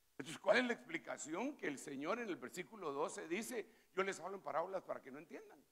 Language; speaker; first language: Spanish; native; Spanish